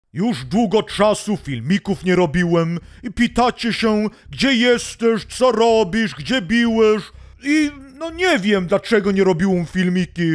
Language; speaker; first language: Polish; non-native, learner; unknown